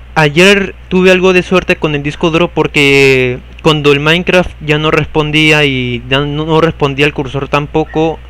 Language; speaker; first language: Spanish; native; Spanish